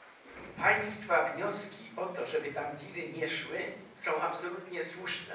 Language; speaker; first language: Polish; native; Polish